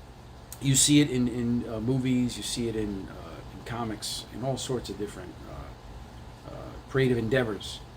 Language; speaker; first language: English; native; English